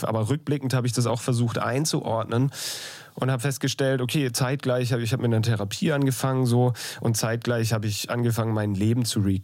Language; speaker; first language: German; native; German